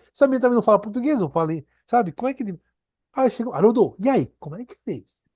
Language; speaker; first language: Portuguese; early bilingual, other home language; Korean